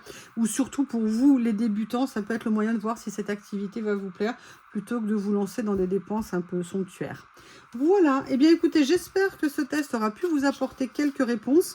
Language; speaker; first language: French; native; French